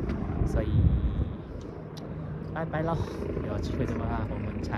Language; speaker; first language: Chinese; early bilingual, heritage; Chinese